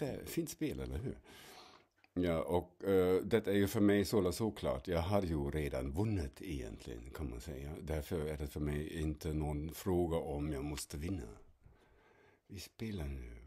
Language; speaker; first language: Swedish; non-native, fluent; German